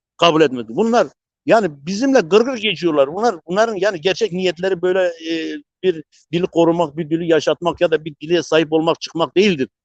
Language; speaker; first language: Turkish; non-native, local second language; Zaza